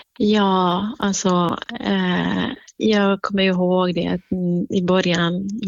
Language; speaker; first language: Swedish; non-native, fluent; Central Kurdish